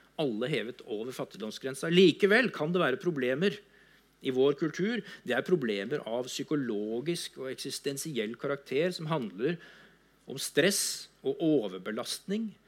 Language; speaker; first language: Norwegian; native; Norwegian